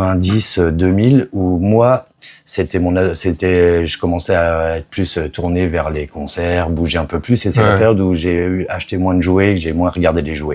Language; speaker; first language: French; native; French